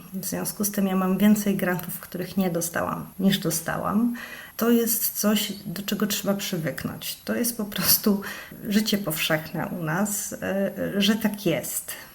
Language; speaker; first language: Polish; native; Polish